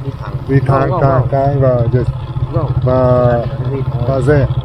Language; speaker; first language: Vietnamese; non-native, learner; Hebrew